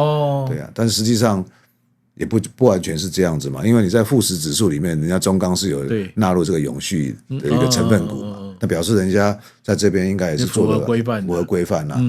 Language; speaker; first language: Chinese; native; Chinese